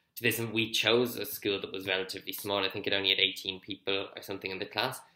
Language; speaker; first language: English; native; English